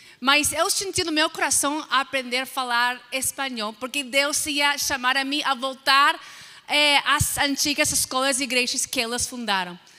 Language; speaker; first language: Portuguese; non-native, fluent; English